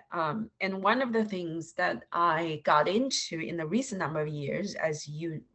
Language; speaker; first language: English; non-native, fluent; Chinese